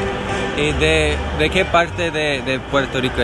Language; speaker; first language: Spanish; non-native, learner; English